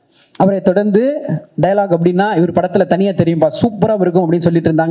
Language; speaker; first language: Tamil; native; Tamil